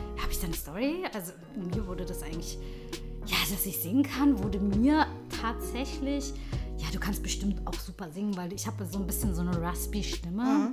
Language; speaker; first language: German; early bilingual, other home language; Somali